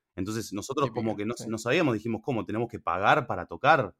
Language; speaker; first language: Spanish; early bilingual, other home language; English